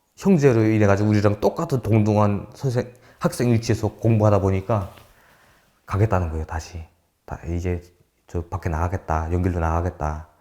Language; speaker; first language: Korean; native; Korean